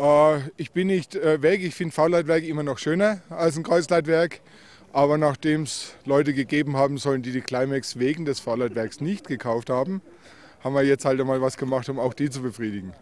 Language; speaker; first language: German; native; German